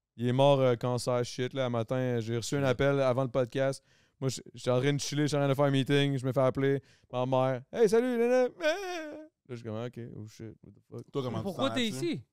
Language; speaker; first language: French; native; French